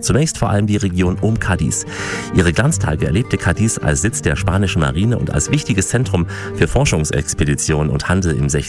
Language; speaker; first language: German; native; German